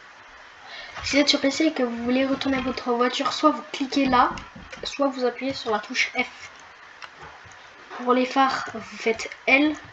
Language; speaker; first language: French; native; French